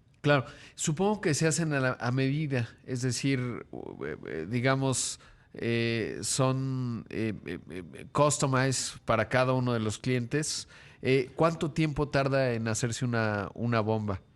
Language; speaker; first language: Spanish; native; Spanish